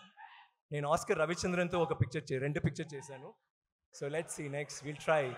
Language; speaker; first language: Telugu; non-native, local second language; Tamil